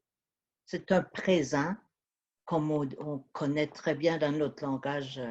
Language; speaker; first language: French; native; French